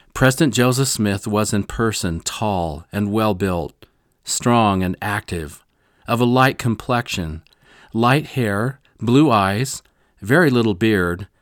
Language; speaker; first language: English; native; English